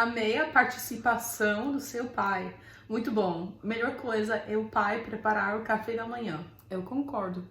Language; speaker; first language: Portuguese; non-native, fluent; English